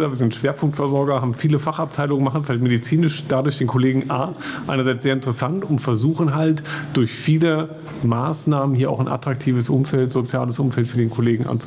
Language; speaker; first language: German; native; German